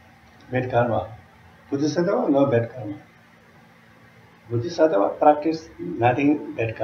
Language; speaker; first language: English; non-native, learner; Tibetan